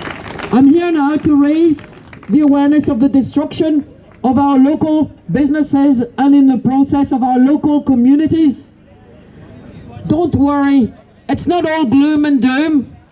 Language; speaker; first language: English; non-native, fluent; French